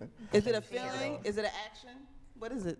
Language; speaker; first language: English; native; English